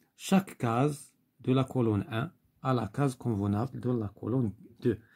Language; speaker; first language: French; non-native, local second language; Arabic